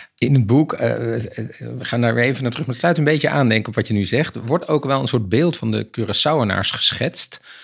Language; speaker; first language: Dutch; native; Dutch